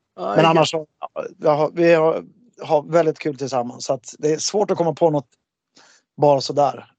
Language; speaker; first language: Swedish; native; Swedish